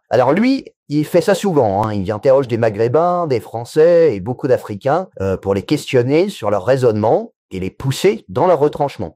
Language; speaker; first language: French; native; French